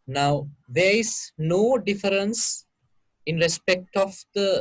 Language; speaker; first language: English; non-native, local second language; Sinhala